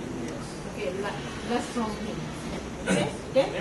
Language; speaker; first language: English; non-native, fluent; Indonesian